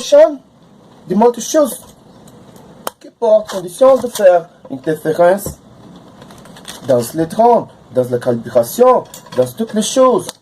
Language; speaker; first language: French; non-native, learner; Portuguese